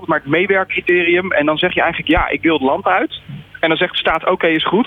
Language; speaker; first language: Dutch; native; Dutch